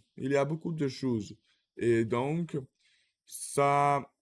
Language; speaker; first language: French; non-native, learner; Russian